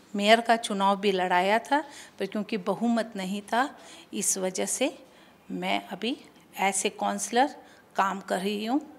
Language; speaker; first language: Hindi; native; Hindi